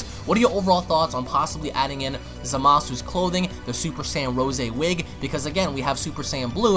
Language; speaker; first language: English; native; English